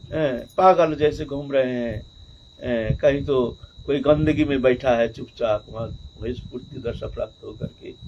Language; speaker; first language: Hindi; non-native, local second language; Bangla